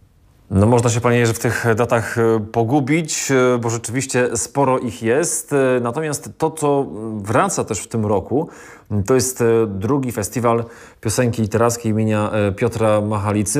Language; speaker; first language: Polish; native; Polish